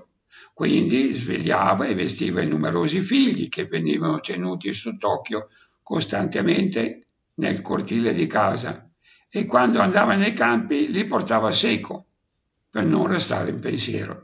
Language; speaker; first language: Italian; native; Italian